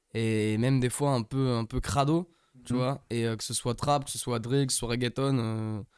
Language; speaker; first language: French; non-native, fluent; English